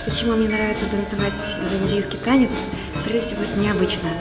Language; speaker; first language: Russian; native; Russian